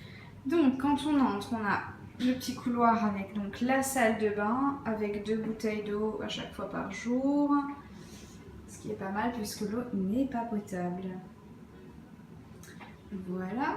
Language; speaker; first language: French; native; French